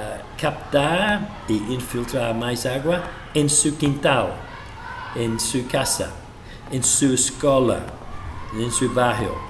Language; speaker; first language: Portuguese; non-native, fluent; English